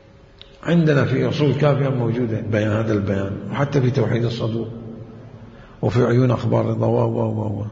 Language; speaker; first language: Arabic; native; Arabic